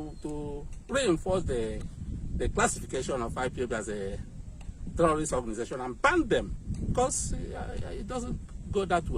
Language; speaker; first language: English; non-native, local second language; Igbo